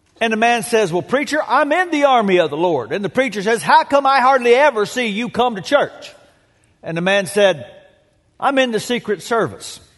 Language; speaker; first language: English; native; English